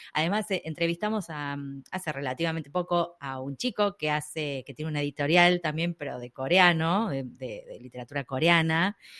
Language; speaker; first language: Spanish; native; Spanish